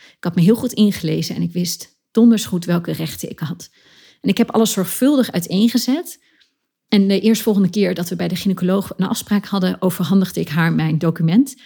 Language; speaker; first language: Dutch; native; Dutch